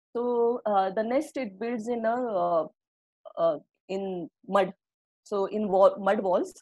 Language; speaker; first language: English; non-native, local second language; Marathi